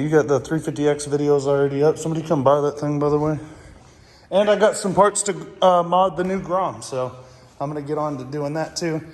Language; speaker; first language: English; native; English